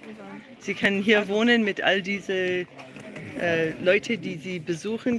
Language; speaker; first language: German; non-native, learner; English